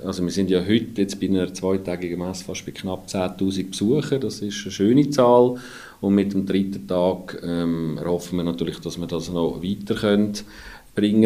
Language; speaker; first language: German; native; German